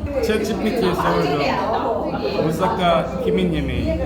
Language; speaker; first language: Turkish; non-native, learner; Korean